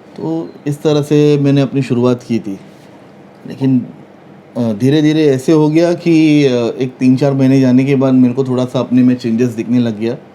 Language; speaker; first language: Hindi; non-native, local second language; Marathi